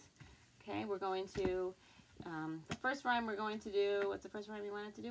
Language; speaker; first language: English; native; English